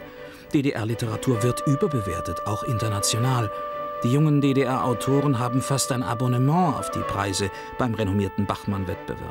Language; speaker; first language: German; native; German